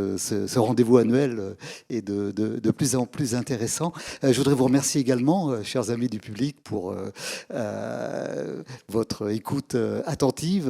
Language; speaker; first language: French; native; French